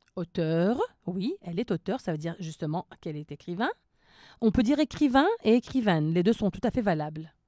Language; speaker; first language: French; non-native, local second language; Arabic